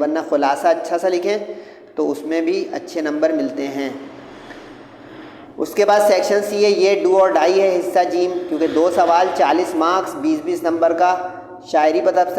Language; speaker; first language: Urdu; native; Urdu